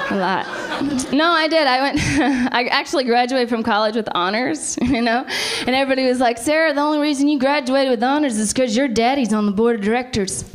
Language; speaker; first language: English; native; English